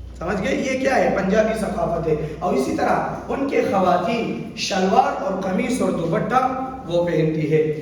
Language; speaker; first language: Urdu; non-native, local second language; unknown